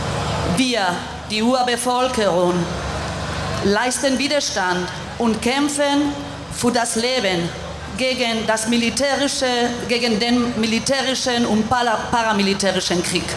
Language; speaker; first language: German; non-native, fluent; Spanish